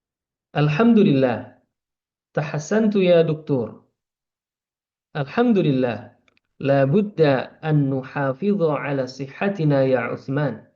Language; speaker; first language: Arabic; non-native, fluent; Indonesian